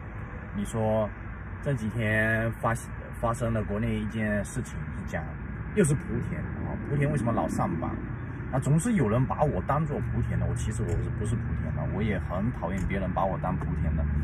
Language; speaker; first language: Chinese; native; Chinese